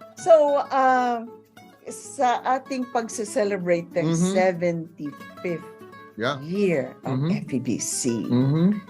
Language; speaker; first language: Filipino; non-native, local second language; Hiligaynon